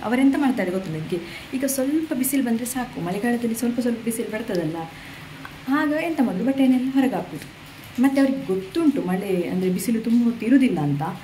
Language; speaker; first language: Kannada; non-native, local second language; Tulu